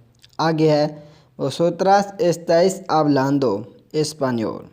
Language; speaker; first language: Spanish; non-native, fluent; Urdu